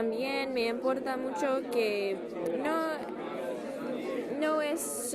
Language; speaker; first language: Spanish; non-native, fluent; English